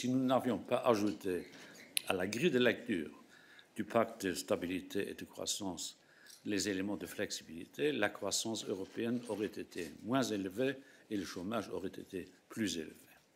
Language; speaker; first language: French; non-native, local second language; Luxembourgish